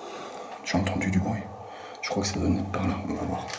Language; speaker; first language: French; native; French